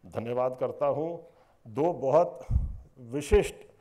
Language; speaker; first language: Hindi; native; Hindi